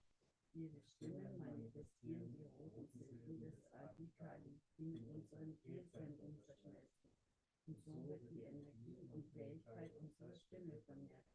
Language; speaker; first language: German; native; German